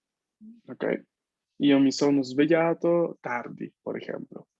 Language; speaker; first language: Italian; non-native, fluent; Spanish